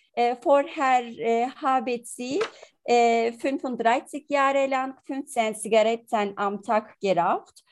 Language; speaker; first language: German; non-native, learner; Turkish